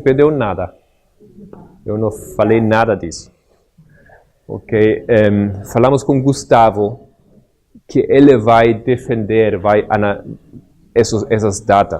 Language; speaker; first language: Portuguese; non-native, fluent; Spanish